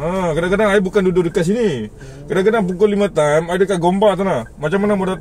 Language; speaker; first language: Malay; non-native, local second language; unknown